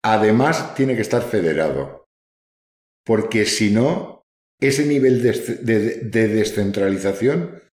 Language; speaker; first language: Spanish; native; Spanish